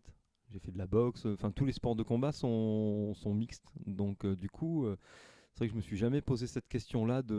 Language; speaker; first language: French; native; French